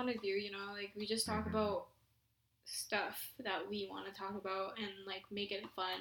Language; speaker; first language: English; non-native, local second language; Filipino